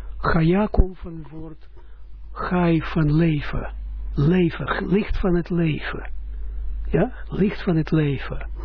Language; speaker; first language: Dutch; non-native, fluent; Russian